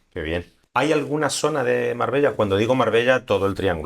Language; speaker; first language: Spanish; native; Spanish